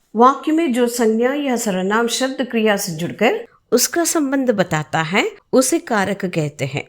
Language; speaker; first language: Hindi; non-native, local second language; Telugu